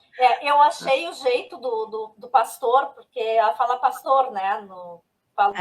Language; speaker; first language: Portuguese; native; Portuguese